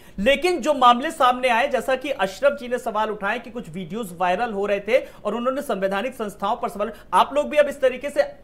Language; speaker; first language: Hindi; native; Hindi